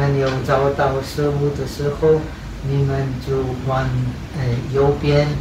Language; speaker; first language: Chinese; non-native, fluent; Czech